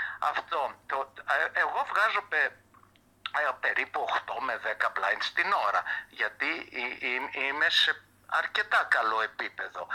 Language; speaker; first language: Greek; early bilingual, heritage; Greek